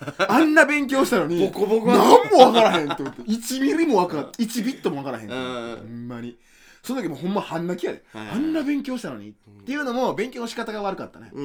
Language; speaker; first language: Japanese; early bilingual, other home language; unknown